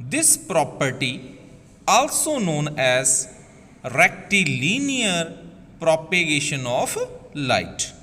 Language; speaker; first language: English; non-native, local second language; Punjabi